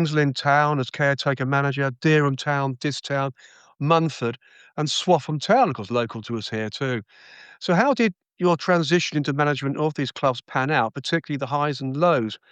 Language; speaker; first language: English; native; English